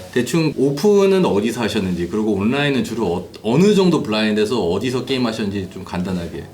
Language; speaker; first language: Korean; early bilingual, heritage; Korean